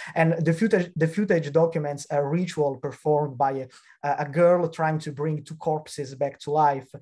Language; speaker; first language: English; non-native, fluent; Italian